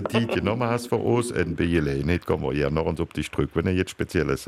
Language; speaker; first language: German; native; German